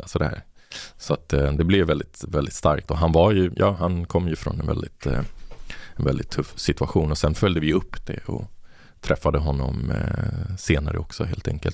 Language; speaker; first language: Swedish; native; Swedish